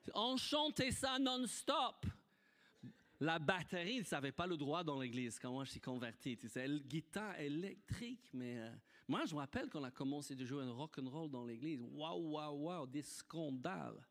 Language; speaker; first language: French; non-native, fluent; English